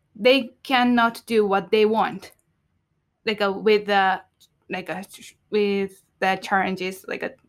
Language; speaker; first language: English; non-native, learner; Japanese